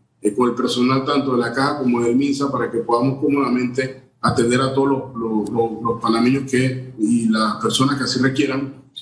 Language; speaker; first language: Spanish; native; Spanish